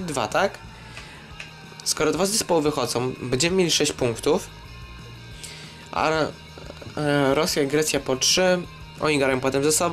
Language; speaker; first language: Polish; native; Polish